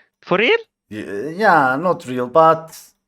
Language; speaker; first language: English; non-native, learner; Turkish